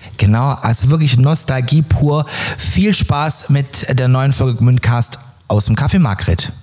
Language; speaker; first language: German; native; German